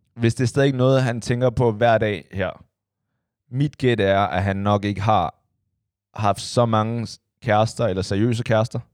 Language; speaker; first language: Danish; non-native, fluent; Chinese